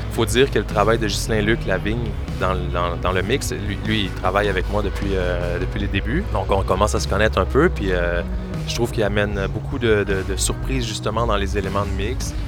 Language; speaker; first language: French; native; French